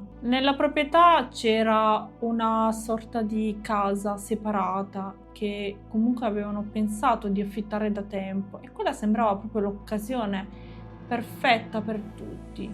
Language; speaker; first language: Italian; native; Italian